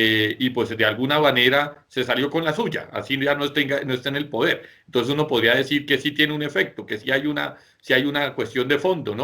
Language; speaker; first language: Spanish; native; Spanish